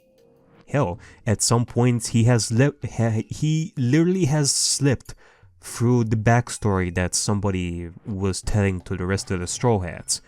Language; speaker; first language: English; native; English